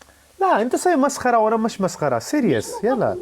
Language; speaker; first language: Arabic; non-native, learner; Pashto